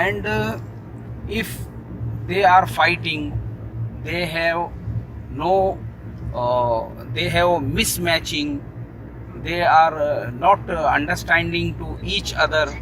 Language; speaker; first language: English; non-native, local second language; Hindi